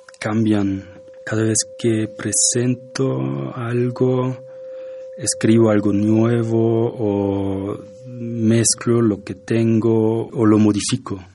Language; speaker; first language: Spanish; non-native, fluent; German